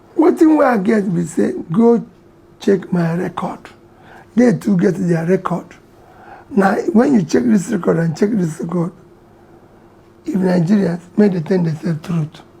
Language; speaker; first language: Nigerian Pidgin; non-native, local second language; Igbo